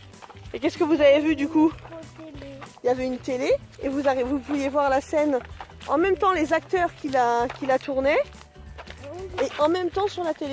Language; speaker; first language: French; native; French